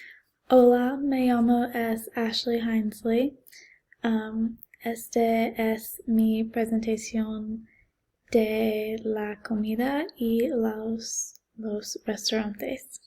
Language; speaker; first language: Spanish; non-native, learner; English